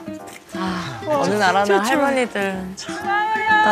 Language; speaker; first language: Korean; native; Korean